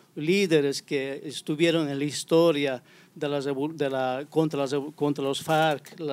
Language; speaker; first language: Spanish; native; Spanish